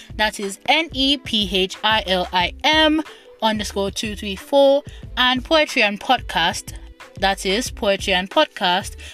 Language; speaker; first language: English; non-native, local second language; Igbo